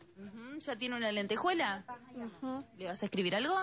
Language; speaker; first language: Spanish; native; Spanish